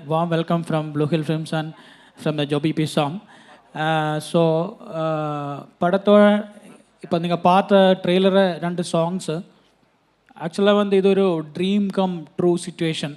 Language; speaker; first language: Tamil; non-native, learner; Malayalam